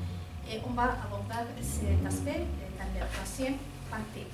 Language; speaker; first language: French; non-native, fluent; Spanish